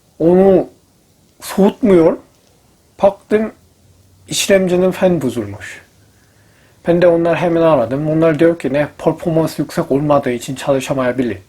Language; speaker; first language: Turkish; non-native, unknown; Korean